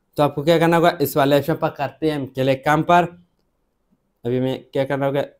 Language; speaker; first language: Hindi; native; Hindi